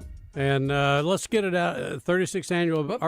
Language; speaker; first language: English; native; English